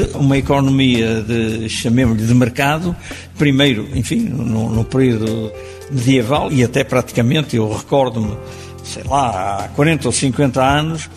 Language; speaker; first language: Portuguese; native; Portuguese